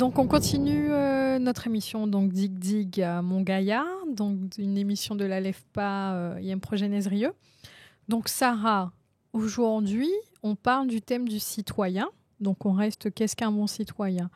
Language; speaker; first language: French; native; French